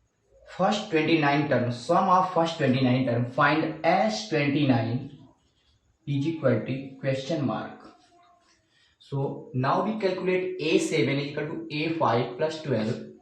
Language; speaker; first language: English; non-native, local second language; Hindi